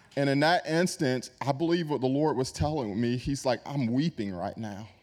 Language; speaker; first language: English; native; English